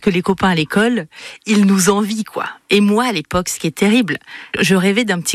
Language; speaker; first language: French; native; French